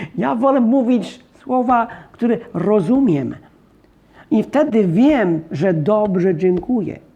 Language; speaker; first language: Polish; non-native, fluent; English